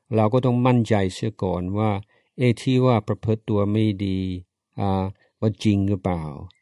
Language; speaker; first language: Thai; non-native, fluent; English